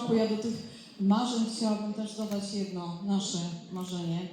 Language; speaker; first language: Polish; native; Polish